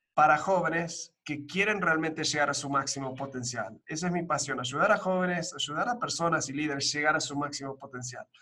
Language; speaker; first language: Spanish; early bilingual, other home language; English